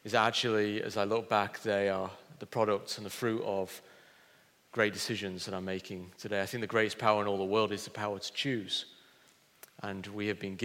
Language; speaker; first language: English; native; English